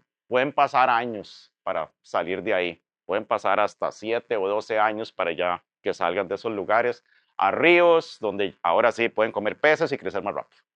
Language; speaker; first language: Spanish; native; Spanish